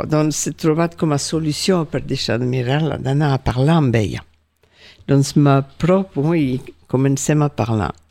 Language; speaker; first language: Catalan; non-native, local second language; French